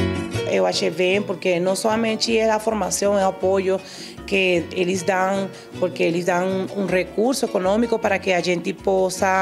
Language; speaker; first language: Portuguese; non-native, fluent; Spanish